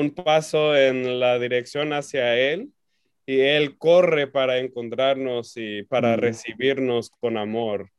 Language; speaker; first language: Spanish; non-native, fluent; English